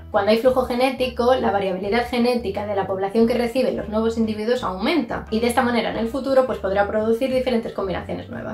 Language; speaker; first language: Spanish; native; Spanish